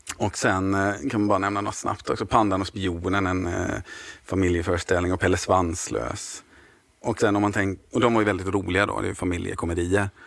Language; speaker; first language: Swedish; native; Swedish